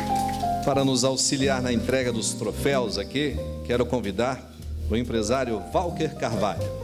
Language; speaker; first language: Portuguese; native; Portuguese